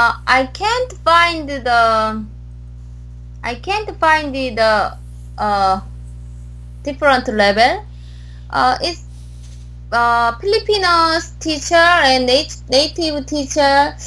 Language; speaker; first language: English; non-native, learner; Korean